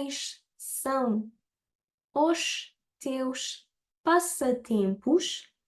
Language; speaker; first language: Portuguese; non-native, fluent; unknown